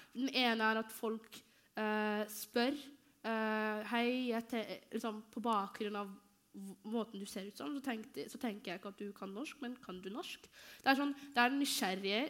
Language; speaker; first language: Norwegian; early bilingual, other home language; Somali